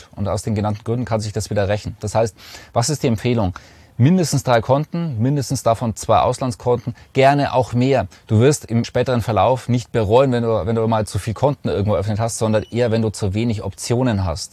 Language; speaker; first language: German; native; German